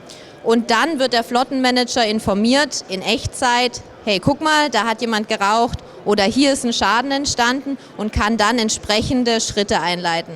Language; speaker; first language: German; native; German